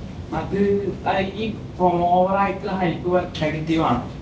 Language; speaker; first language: Malayalam; native; Malayalam